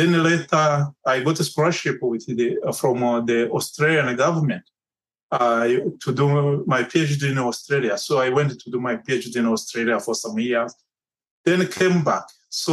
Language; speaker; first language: English; non-native, local second language; Kinyarwanda